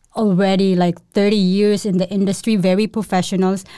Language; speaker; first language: English; non-native, local second language; Cebuano